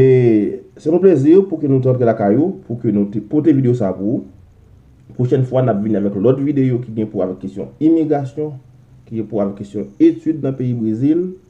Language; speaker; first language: French; non-native, local second language; Haitian Creole